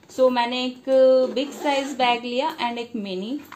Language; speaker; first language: Hindi; non-native, local second language; Bangla